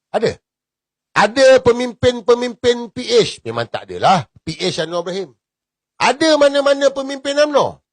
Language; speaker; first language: Malay; native; Malay